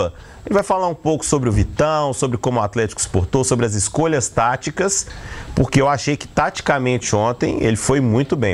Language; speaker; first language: Portuguese; native; Portuguese